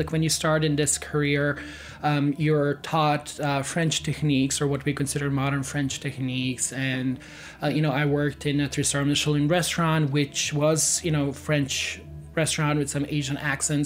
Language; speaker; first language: English; non-native, fluent; Serbian